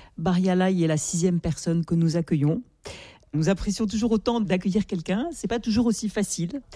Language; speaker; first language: French; native; French